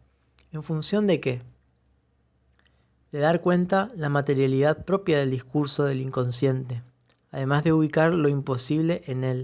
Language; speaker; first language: Spanish; native; Spanish